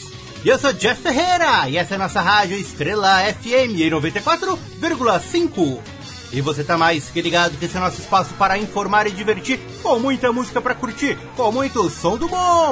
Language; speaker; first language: Portuguese; native; Portuguese